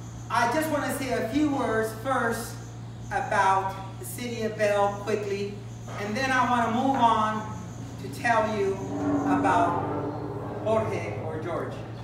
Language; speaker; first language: English; early bilingual, other home language; Spanish